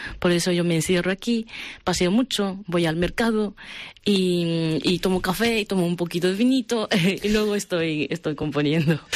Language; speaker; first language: Spanish; non-native, fluent; Japanese